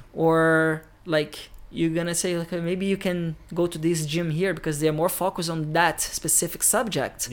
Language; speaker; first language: English; non-native, fluent; Portuguese